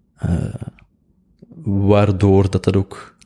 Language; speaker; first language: Dutch; native; Dutch